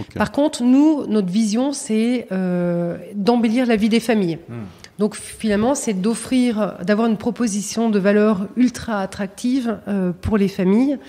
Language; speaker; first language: French; native; French